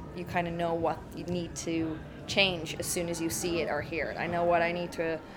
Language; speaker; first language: English; native; English